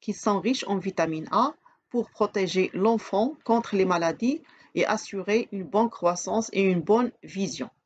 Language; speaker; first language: French; non-native, local second language; Arabic